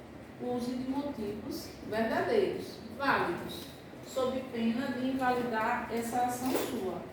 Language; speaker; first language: Portuguese; native; Portuguese